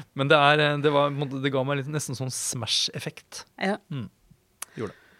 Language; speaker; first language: Norwegian; native; Norwegian